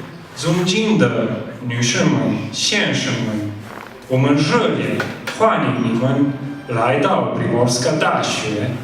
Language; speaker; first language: Chinese; non-native, fluent; Slovenian